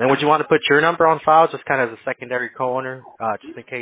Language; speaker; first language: English; early bilingual, other home language; Spanish